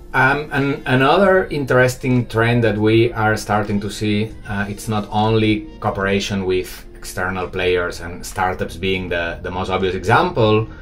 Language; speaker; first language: English; non-native, fluent; Spanish